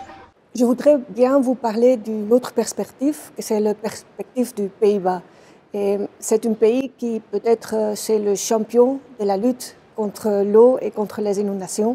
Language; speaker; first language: French; non-native, fluent; Dutch